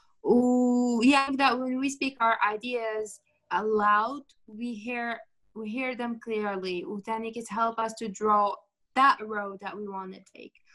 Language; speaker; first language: English; non-native, fluent; Arabic